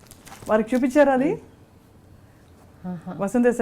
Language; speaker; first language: Telugu; native; Telugu